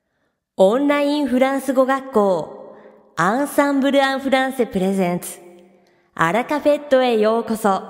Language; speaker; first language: Japanese; native; Japanese